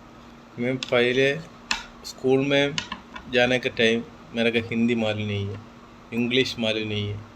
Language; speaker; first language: Hindi; non-native, local second language; Malayalam